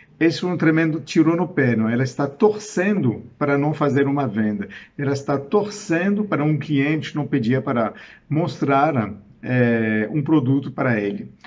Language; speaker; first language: Portuguese; non-native, fluent; French